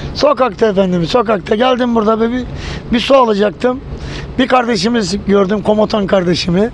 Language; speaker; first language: Turkish; native; Turkish